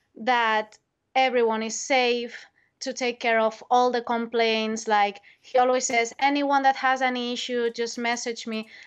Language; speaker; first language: English; non-native, fluent; Spanish